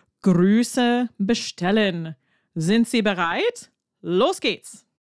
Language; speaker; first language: German; non-native, fluent; English